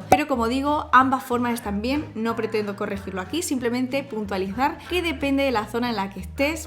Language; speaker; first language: Spanish; native; Spanish